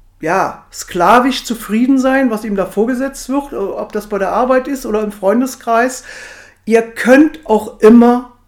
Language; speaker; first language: German; native; German